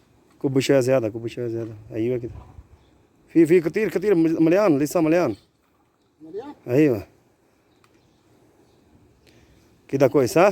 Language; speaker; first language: Arabic; non-native, learner; Punjabi